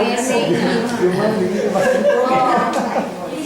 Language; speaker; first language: English; non-native, learner; Thai